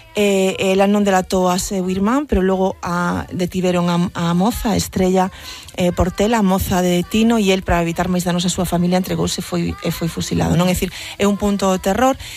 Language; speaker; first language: Galician; native; Galician